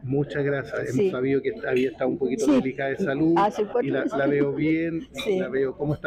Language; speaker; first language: Spanish; native; Spanish